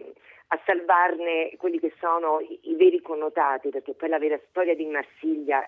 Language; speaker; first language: Italian; native; Italian